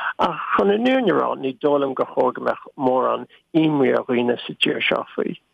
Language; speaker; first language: Irish; native; Irish